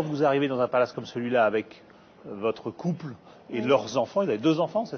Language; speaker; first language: French; native; French